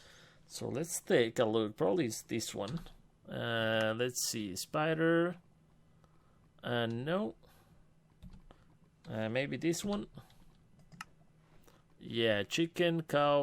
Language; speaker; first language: English; non-native, fluent; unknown